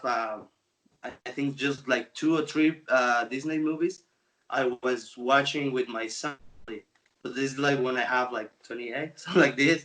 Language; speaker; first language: English; non-native, local second language; Spanish